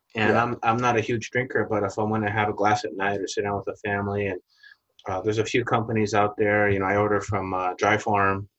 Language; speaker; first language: English; native; English